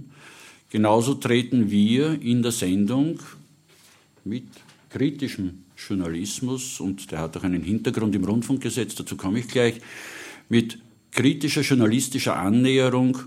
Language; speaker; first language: German; native; German